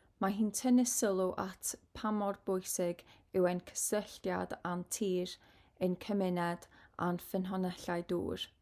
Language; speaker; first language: Welsh; non-native, local second language; English